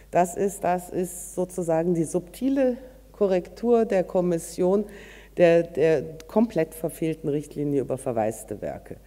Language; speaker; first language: German; native; German